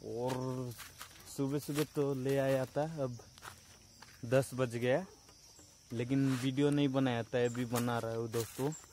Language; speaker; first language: Hindi; non-native, local second language; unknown